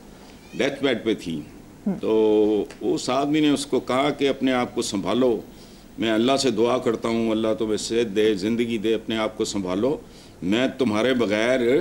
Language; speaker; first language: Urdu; non-native, local second language; Punjabi